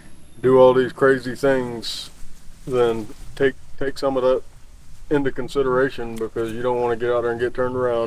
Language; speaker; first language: English; native; English